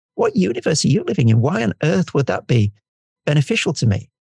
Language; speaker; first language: English; native; English